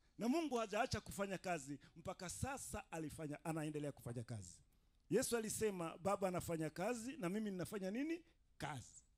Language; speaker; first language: Swahili; non-native, local second language; Rundi